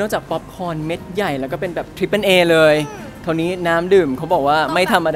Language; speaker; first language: Thai; native; Thai